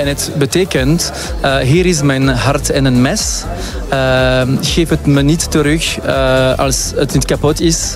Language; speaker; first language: Dutch; non-native, local second language; French